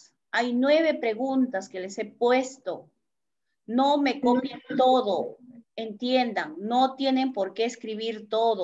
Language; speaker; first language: Spanish; native; Spanish